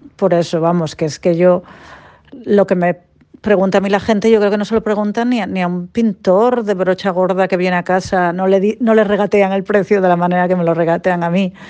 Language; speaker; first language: Spanish; native; Spanish